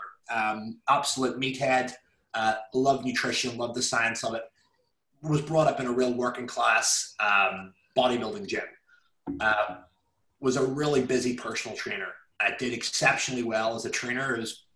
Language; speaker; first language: English; native; English